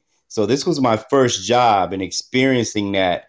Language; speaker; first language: English; native; English